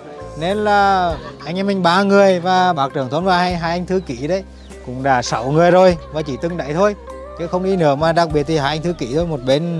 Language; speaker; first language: Vietnamese; native; Vietnamese